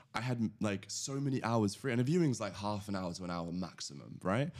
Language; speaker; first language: English; early bilingual, other home language; Latvian